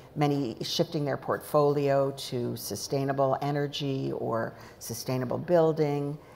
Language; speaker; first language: English; native; English